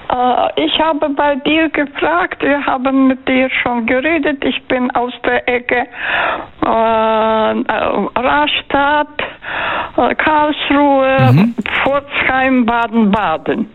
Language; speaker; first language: German; non-native, fluent; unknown